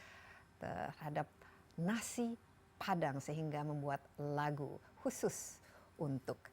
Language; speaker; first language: Indonesian; native; Indonesian